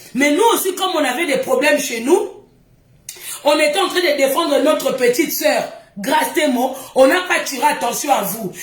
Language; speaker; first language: French; non-native, local second language; Lingala